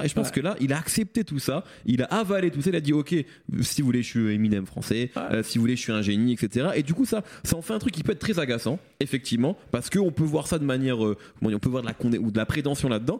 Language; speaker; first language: French; native; French